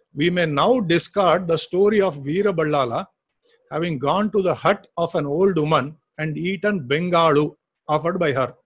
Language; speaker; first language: English; non-native, local second language; Kannada